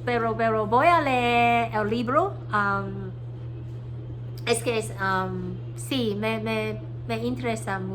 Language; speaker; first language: Spanish; non-native, learner; Cantonese